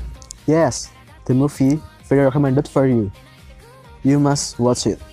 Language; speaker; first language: English; non-native, learner; Indonesian